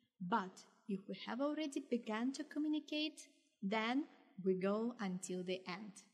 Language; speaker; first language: English; non-native, fluent; Russian